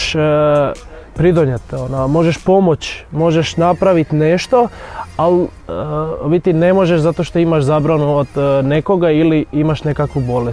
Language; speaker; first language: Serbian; non-native, fluent; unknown